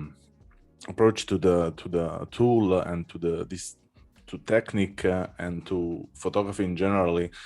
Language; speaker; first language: English; non-native, fluent; Italian